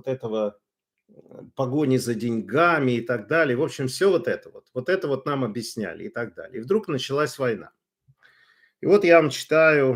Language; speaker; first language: Russian; native; Russian